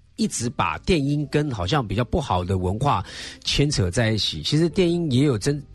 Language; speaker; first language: Chinese; native; Chinese